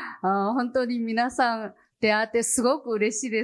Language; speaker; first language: Japanese; non-native, fluent; Chinese